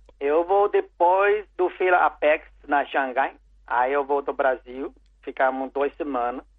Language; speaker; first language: Portuguese; non-native, learner; Chinese